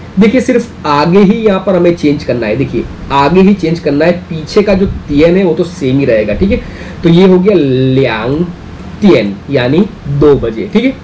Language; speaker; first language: Hindi; native; Hindi